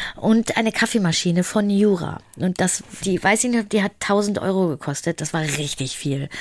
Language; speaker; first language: German; native; German